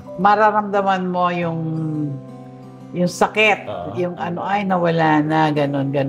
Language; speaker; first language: Filipino; native; Filipino